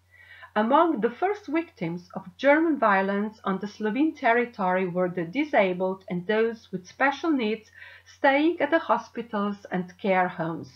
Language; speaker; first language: English; non-native, fluent; Slovenian